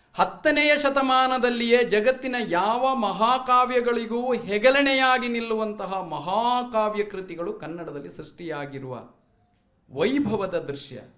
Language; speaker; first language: Kannada; non-native, local second language; Malayalam